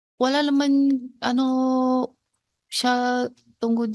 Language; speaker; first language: Filipino; non-native, learner; Chinese